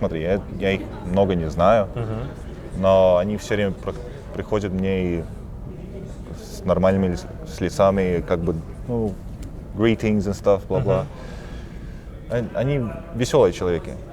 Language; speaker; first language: Russian; early bilingual, heritage; Russian